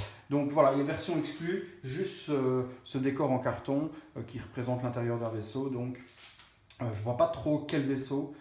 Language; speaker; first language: French; native; French